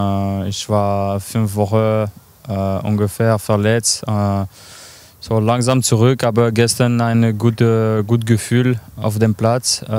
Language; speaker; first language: German; non-native, learner; French